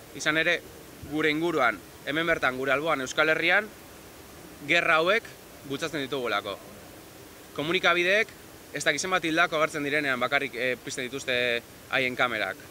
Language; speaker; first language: Basque; native; Basque